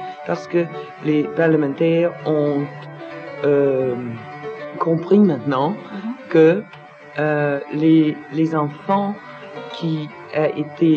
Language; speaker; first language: French; non-native, learner; Danish